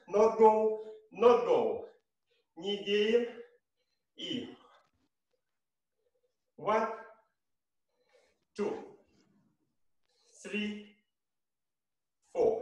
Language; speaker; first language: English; non-native, learner; Russian